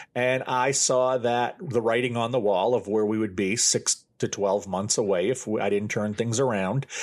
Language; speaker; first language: English; native; English